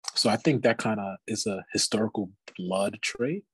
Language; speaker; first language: English; native; English